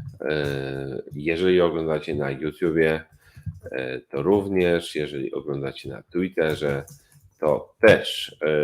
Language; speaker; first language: Polish; native; Polish